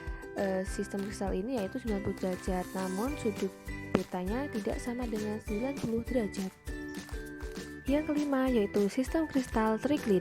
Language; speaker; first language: Indonesian; native; Indonesian